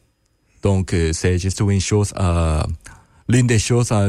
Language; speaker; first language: French; non-native, fluent; Korean